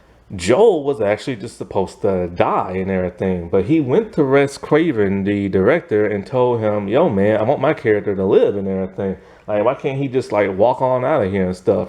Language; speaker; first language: English; native; English